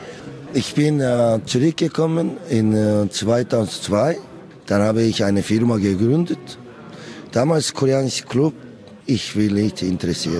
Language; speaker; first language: German; non-native, learner; Korean